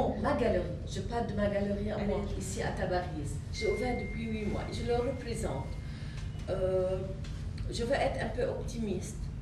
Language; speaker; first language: French; non-native, local second language; Arabic